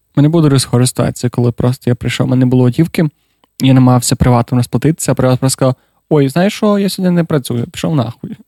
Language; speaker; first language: Ukrainian; non-native, local second language; Russian